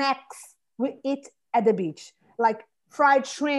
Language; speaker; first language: English; non-native, fluent; Portuguese